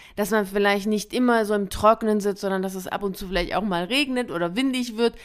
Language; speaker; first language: German; early bilingual, other home language; Persian